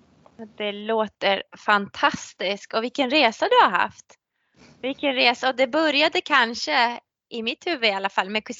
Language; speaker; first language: Swedish; native; Swedish